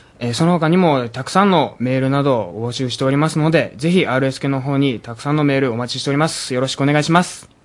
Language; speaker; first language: Japanese; native; Japanese